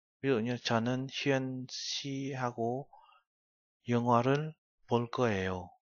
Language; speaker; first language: Korean; non-native, learner; Vietnamese